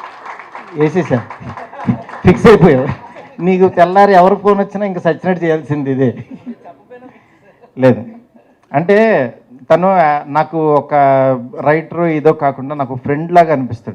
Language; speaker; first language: Telugu; native; Telugu